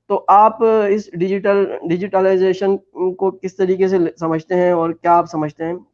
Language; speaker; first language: Hindi; non-native, fluent; Urdu